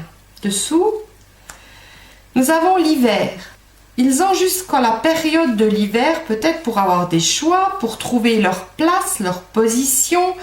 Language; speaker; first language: French; native; French